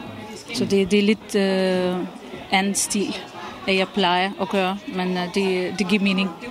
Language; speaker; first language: Danish; non-native, fluent; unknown